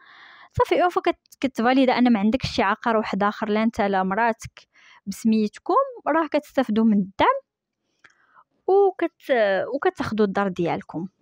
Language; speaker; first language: Arabic; native; Arabic